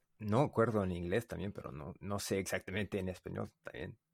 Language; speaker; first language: Spanish; non-native, learner; English